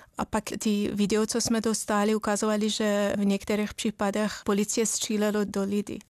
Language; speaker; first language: Czech; non-native, fluent; Persian